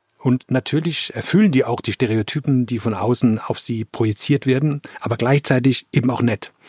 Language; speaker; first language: German; native; German